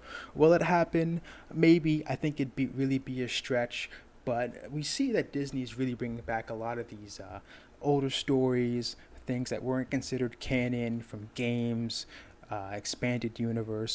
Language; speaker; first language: English; native; English